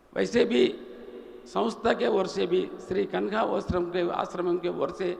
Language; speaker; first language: Hindi; non-native, local second language; Telugu